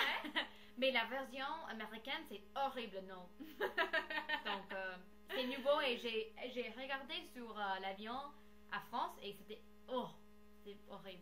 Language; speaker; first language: French; non-native, learner; English